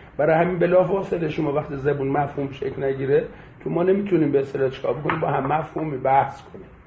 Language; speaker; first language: Persian; native; Persian